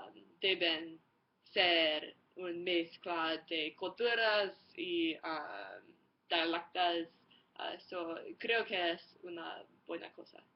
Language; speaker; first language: Spanish; non-native, learner; English